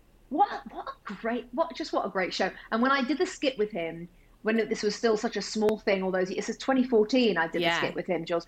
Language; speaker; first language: English; native; English